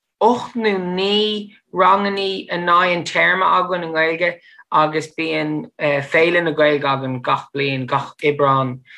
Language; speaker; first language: Irish; non-native, fluent; English